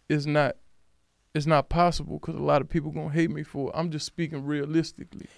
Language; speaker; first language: English; native; English